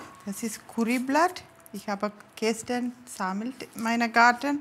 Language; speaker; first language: German; non-native, learner; Tamil